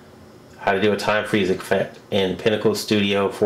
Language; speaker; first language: English; native; English